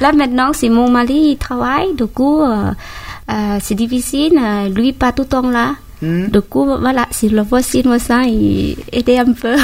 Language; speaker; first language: French; non-native, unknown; Thai